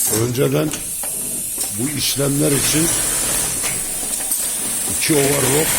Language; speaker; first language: Turkish; native; Turkish